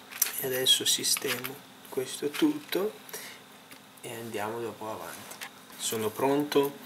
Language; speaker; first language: Italian; non-native, fluent; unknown